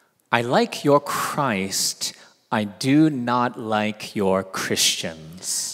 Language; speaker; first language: English; early bilingual, other home language; Korean